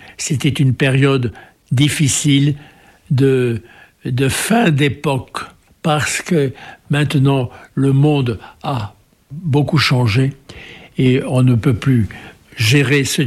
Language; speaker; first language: French; native; French